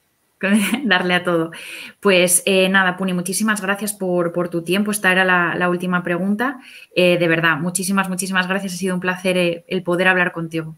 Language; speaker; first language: Spanish; native; Spanish